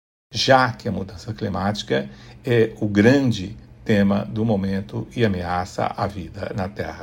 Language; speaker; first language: Portuguese; native; Portuguese